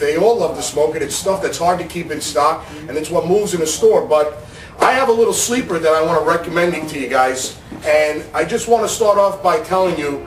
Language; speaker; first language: English; native; English